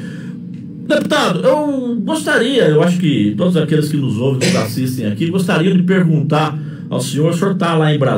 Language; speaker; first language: Portuguese; native; Portuguese